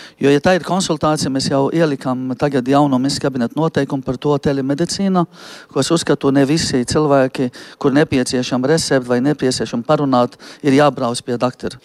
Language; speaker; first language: Latvian; non-native, fluent; Arabic